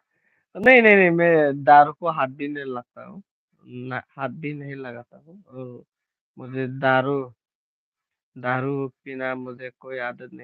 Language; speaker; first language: Hindi; non-native, local second language; Bodo